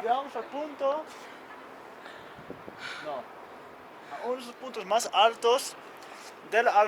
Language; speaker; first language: Spanish; non-native, learner; English